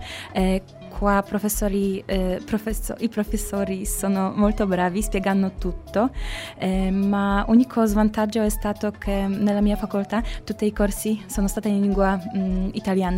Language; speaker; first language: Italian; non-native, learner; Polish